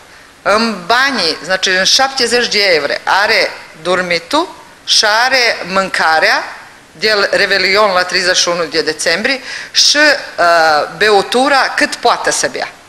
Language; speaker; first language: Romanian; non-native, learner; Serbian